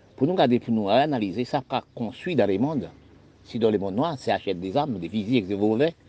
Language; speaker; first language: French; non-native, local second language; Haitian Creole